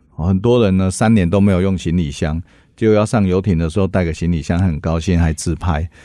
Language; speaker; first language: Chinese; native; Chinese